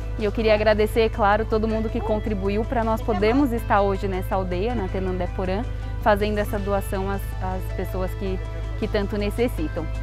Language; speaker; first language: Portuguese; native; Portuguese